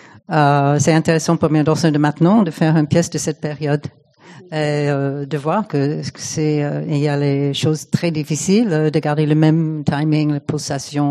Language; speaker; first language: French; non-native, fluent; English